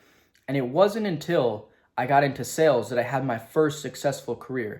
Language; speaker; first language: English; native; English